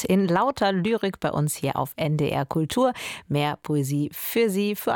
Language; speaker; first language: German; native; German